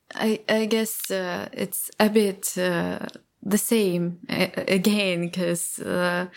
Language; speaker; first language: English; non-native, fluent; Ukrainian